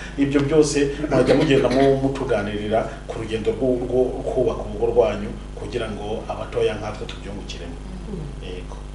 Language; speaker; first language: Kinyarwanda; native; Kinyarwanda